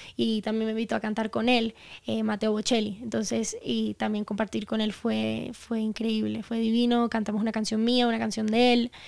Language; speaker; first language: Spanish; native; Spanish